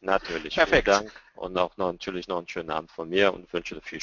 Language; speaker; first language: German; native; German